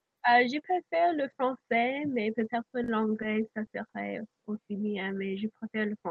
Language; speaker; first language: French; non-native, learner; English